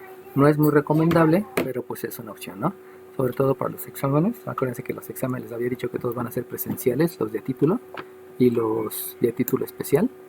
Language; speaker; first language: Spanish; native; Spanish